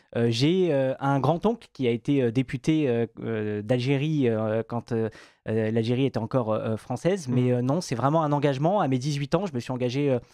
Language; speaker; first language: French; native; French